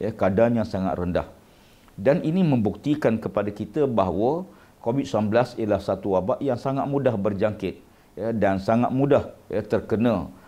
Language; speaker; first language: Malay; native; Malay